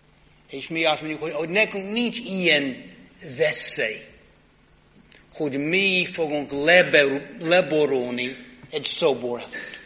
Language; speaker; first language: Hungarian; non-native, learner; English